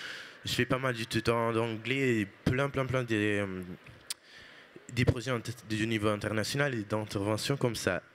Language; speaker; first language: French; non-native, fluent; Portuguese